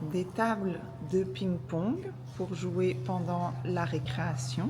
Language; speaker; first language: French; native; French